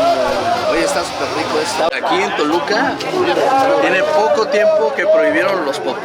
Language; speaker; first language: Spanish; native; Spanish